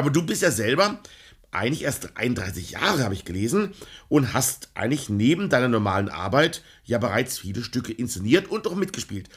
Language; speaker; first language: German; native; German